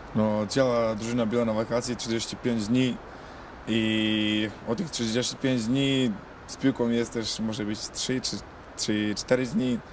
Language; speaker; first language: Polish; non-native, learner; Croatian